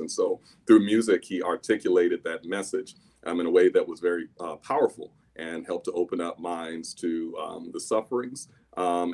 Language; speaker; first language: English; native; English